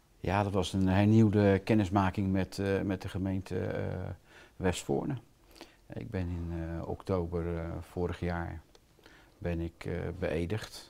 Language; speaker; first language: Dutch; native; Dutch